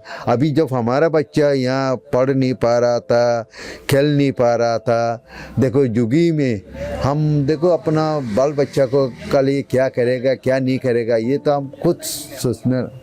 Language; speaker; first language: Hindi; non-native, learner; Rohingya